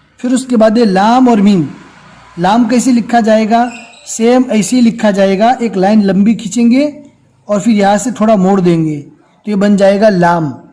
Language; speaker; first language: Hindi; native; Hindi